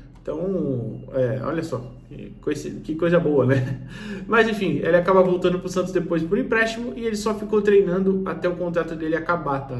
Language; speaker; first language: Portuguese; native; Portuguese